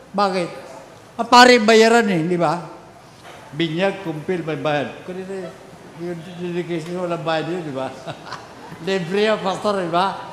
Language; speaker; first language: Filipino; non-native, local second language; Bikol